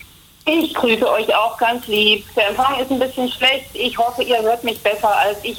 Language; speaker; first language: German; native; German